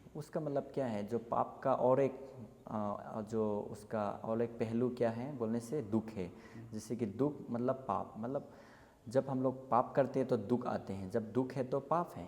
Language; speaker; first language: Hindi; non-native, local second language; Assamese